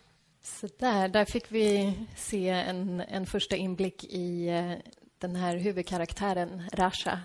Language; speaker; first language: Swedish; native; Swedish